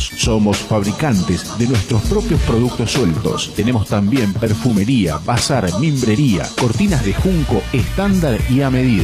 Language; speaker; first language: Spanish; native; Spanish